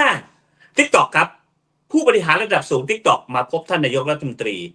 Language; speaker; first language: Thai; native; Thai